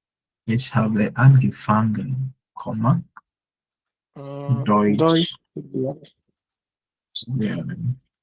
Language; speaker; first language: German; non-native, fluent; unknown